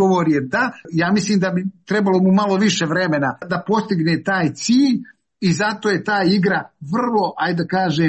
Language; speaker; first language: Serbian; native; Serbian